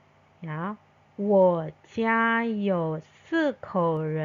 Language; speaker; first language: Chinese; non-native, fluent; Indonesian